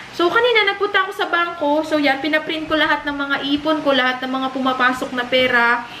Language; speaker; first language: Filipino; native; Filipino